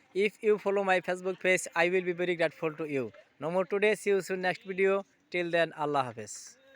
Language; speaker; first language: English; non-native, local second language; Bangla